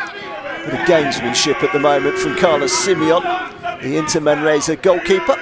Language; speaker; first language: English; native; English